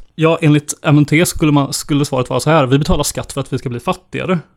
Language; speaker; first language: Swedish; native; Swedish